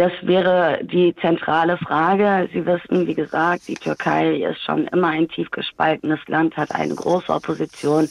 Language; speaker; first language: German; early bilingual, other home language; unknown